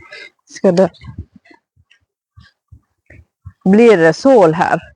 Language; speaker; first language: Swedish; non-native, learner; Filipino